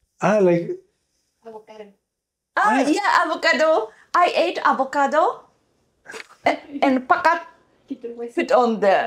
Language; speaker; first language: English; non-native, learner; Japanese